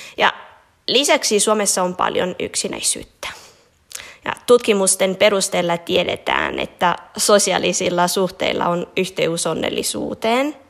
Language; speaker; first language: Finnish; non-native, fluent; Italian